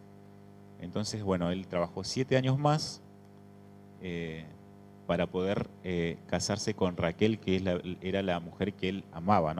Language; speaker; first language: Spanish; native; Spanish